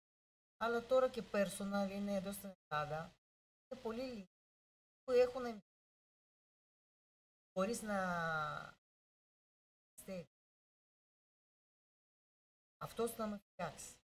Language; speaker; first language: Greek; non-native, learner; Russian